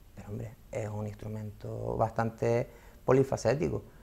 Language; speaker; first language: Spanish; native; Spanish